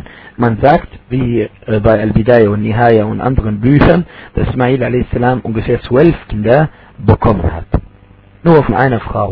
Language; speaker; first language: German; non-native, fluent; Arabic